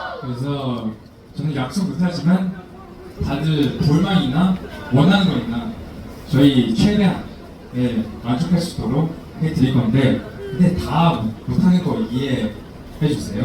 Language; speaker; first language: Korean; non-native, fluent; Chinese